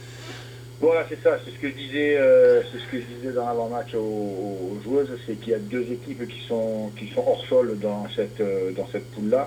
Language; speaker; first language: French; native; French